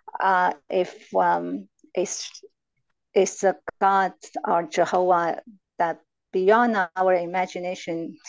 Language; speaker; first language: English; non-native, learner; Chinese